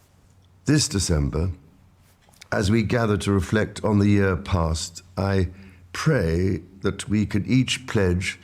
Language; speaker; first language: English; native; English